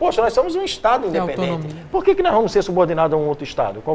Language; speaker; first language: Portuguese; native; Portuguese